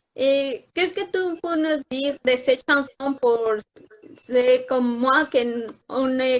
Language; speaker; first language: French; non-native, learner; Spanish